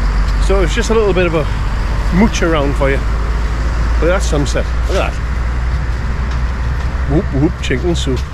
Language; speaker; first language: English; native; English